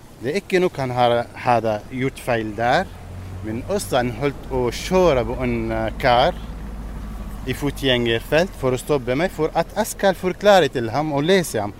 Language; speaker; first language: Norwegian; non-native, learner; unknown